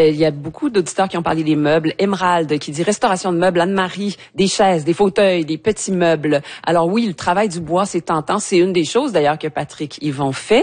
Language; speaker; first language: French; native; French